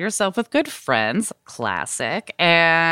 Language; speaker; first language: English; native; English